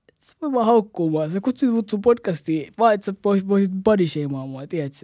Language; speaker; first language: Finnish; early bilingual, other home language; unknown